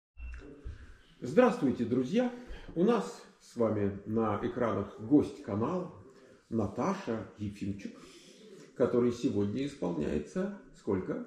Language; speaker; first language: Russian; native; Russian